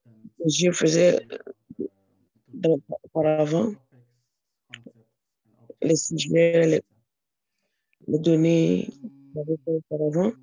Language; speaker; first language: French; non-native, learner; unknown